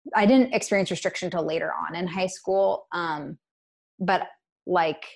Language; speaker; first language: English; native; English